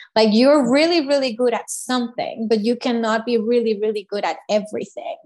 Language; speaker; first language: English; non-native, fluent; Spanish